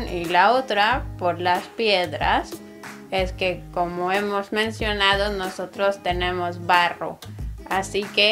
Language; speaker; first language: Spanish; non-native, fluent; Hungarian